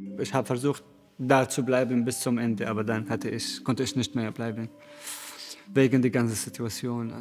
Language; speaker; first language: German; non-native, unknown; Arabic